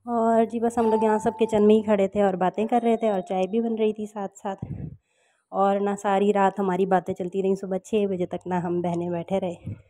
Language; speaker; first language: Urdu; native; Urdu